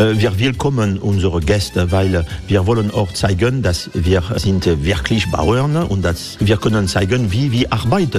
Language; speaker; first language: German; non-native, learner; French